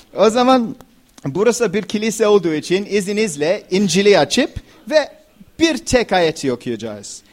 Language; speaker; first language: Turkish; non-native, fluent; English